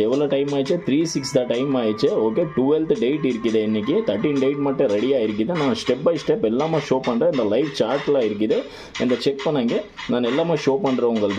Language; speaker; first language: Tamil; non-native, local second language; Malayalam